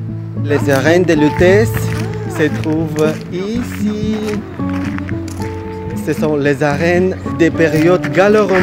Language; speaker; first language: French; non-native, fluent; Russian